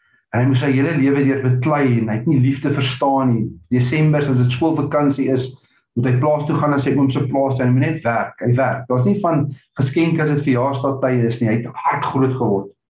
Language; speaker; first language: Afrikaans; early bilingual, heritage; Afrikaans